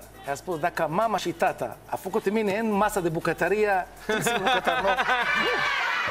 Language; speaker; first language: Romanian; non-native, learner; Hebrew